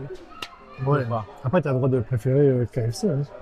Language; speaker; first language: French; native; French